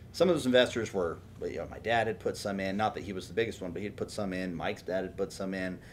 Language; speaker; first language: English; native; English